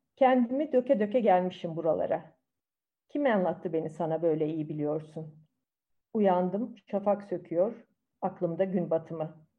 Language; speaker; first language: Turkish; native; Turkish